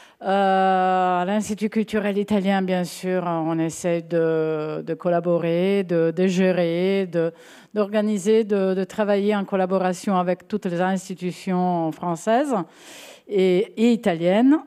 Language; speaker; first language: French; non-native, fluent; Italian